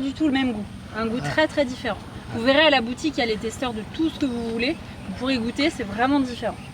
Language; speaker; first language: French; native; French